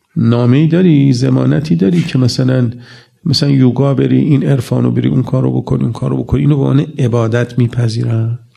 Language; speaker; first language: Persian; native; Persian